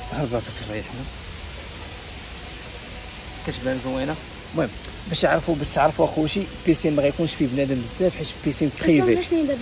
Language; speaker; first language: Arabic; native; Arabic